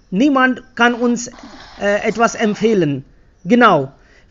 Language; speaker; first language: German; non-native, fluent; Hindi